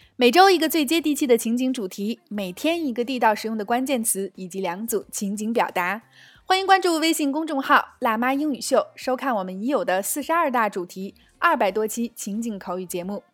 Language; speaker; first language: Chinese; native; Chinese